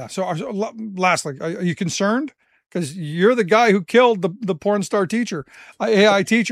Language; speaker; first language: English; native; English